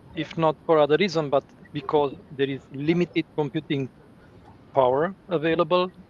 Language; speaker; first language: English; non-native, fluent; Romanian